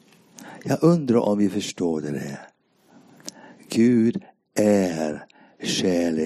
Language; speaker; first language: Swedish; non-native, fluent; English